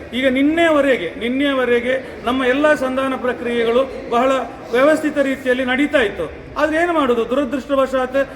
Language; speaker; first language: Kannada; native; Kannada